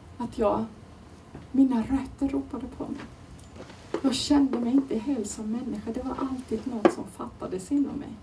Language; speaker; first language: Swedish; non-native, fluent; Turoyo